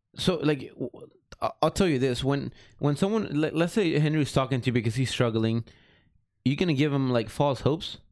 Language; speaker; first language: English; early bilingual, other home language; Spanish